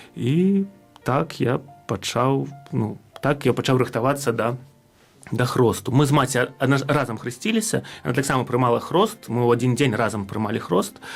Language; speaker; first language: Belarusian; native; Belarusian